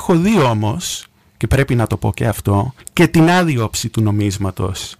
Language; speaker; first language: Greek; early bilingual, heritage; Greek